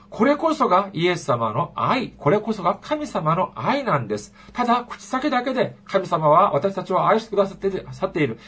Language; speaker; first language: Japanese; non-native, fluent; Korean